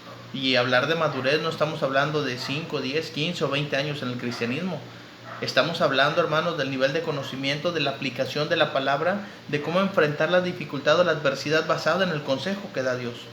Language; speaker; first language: Spanish; native; Spanish